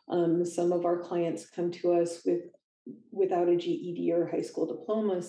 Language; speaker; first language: English; native; English